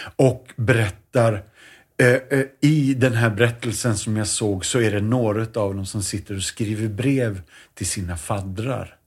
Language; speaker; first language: Swedish; native; Swedish